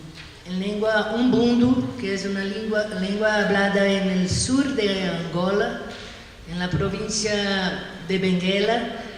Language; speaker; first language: Spanish; non-native, learner; Portuguese